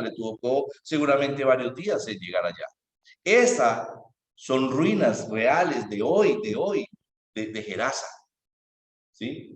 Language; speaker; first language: Spanish; native; Spanish